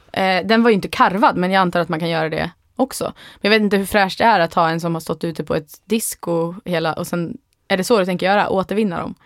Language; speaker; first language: Swedish; native; Swedish